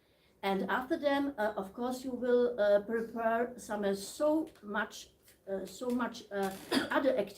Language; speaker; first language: English; non-native, learner; Czech